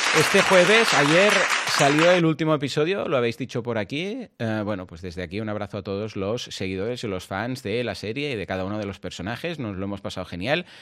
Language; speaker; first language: Spanish; non-native, local second language; Catalan